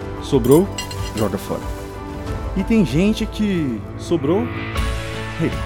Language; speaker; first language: Portuguese; native; Portuguese